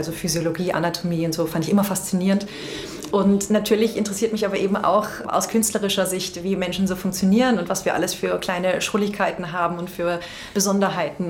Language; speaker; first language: German; native; German